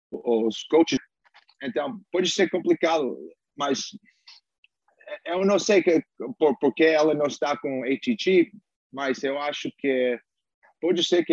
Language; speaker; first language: Portuguese; non-native, learner; English